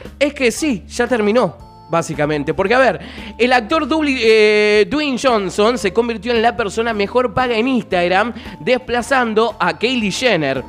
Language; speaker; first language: Spanish; native; Spanish